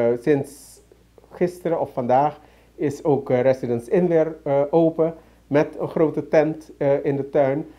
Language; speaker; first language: Dutch; native; Dutch